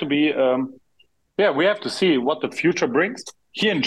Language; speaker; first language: English; non-native, fluent; German